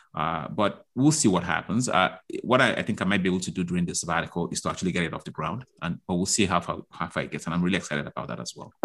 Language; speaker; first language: English; non-native, local second language; Igbo